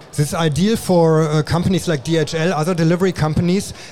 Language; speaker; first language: English; non-native, fluent; German